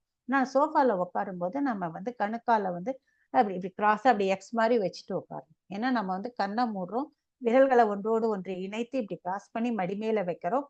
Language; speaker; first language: Tamil; native; Tamil